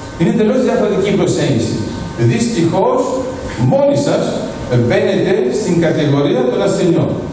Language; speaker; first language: Greek; early bilingual, heritage; Greek